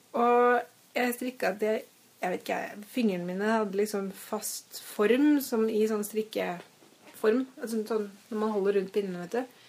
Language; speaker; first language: Norwegian; native; Norwegian